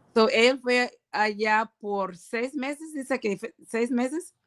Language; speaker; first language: Spanish; non-native, learner; English